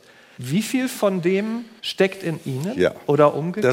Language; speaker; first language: German; native; German